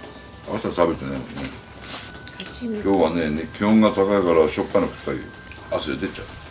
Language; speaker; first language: Japanese; native; Japanese